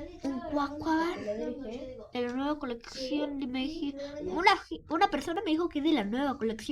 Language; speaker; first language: Spanish; native; Spanish